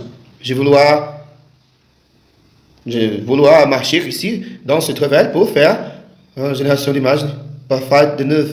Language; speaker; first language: French; non-native, learner; Portuguese